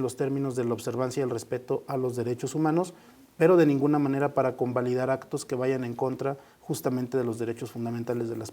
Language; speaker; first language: Spanish; native; Spanish